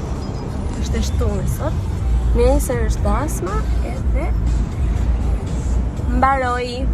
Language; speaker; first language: Albanian; early bilingual, heritage; Albanian